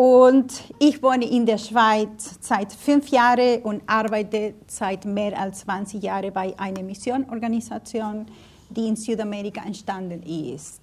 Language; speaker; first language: German; non-native, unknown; Spanish